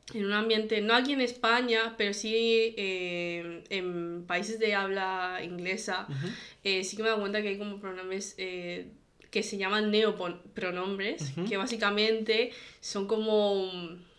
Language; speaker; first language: Spanish; early bilingual, other home language; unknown